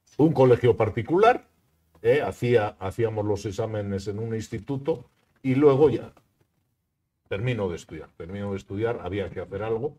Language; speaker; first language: Spanish; native; Spanish